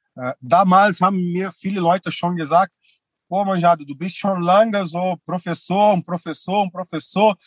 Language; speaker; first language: German; non-native, fluent; Portuguese